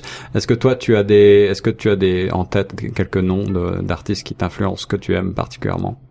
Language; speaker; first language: French; native; French